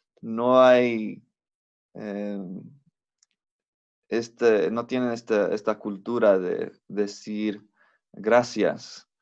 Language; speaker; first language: Spanish; non-native, fluent; English